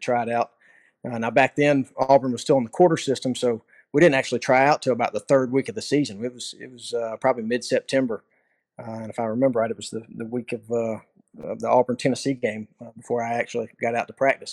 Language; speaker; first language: English; native; English